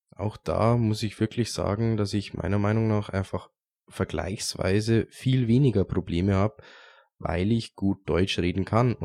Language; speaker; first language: German; native; German